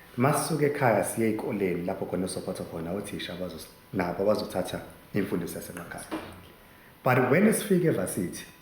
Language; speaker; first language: Zulu; native; Zulu